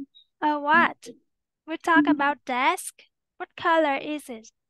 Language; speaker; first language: English; non-native, fluent; Vietnamese